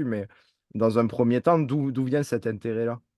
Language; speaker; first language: French; native; French